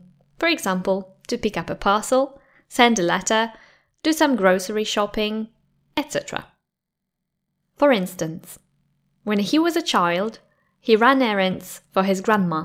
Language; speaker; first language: English; non-native, fluent; Polish